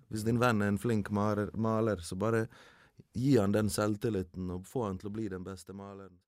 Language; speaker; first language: Norwegian; early bilingual, other home language; Bosnian